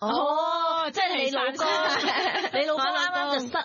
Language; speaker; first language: Cantonese; native; Cantonese